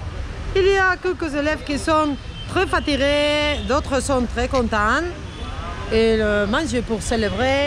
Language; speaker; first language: French; non-native, fluent; Spanish